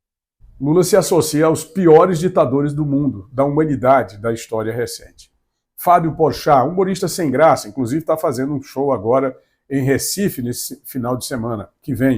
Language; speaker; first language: Portuguese; native; Portuguese